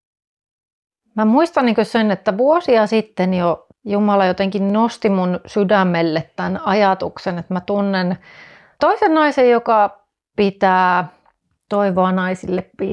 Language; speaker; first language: Finnish; native; Finnish